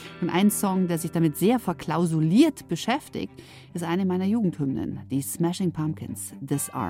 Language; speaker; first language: German; native; German